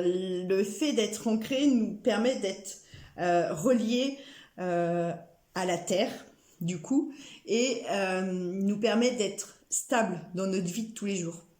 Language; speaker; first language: French; native; French